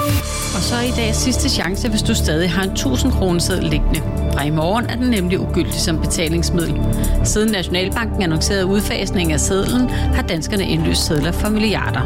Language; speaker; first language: Danish; native; Danish